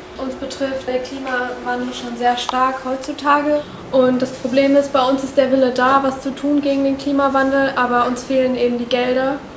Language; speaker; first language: German; native; German